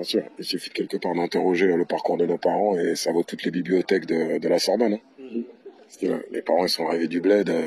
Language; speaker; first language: French; native; French